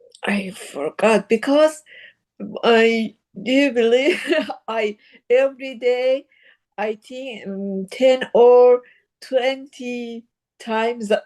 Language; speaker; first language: English; non-native, learner; Persian